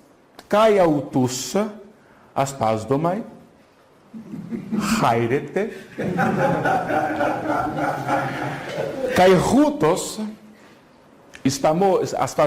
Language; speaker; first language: Greek; non-native, fluent; Portuguese